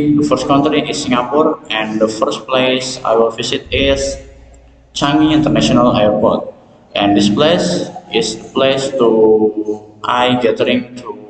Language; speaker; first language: English; non-native, learner; Indonesian